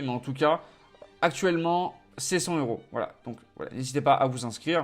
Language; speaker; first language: French; native; French